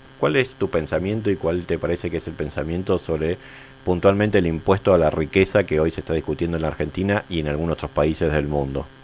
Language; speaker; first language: Spanish; native; Spanish